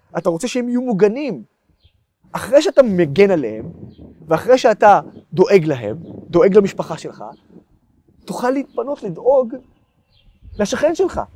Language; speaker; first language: Hebrew; non-native, local second language; Arabic